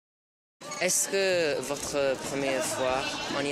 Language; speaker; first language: French; non-native, learner; English